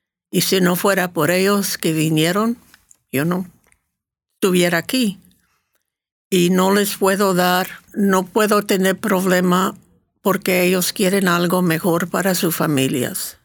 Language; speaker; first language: Spanish; early bilingual, heritage; Spanish